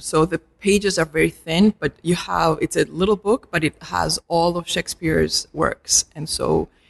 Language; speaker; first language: English; non-native, fluent; Arabic